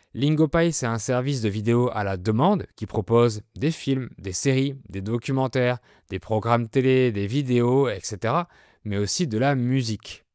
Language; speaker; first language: French; native; French